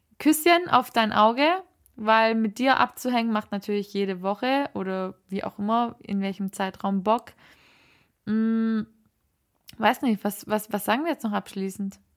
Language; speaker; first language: German; native; German